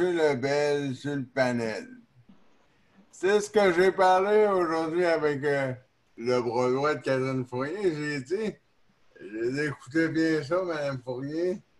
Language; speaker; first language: French; native; French